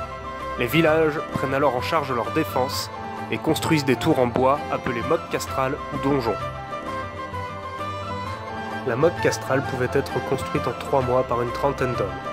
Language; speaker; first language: French; native; French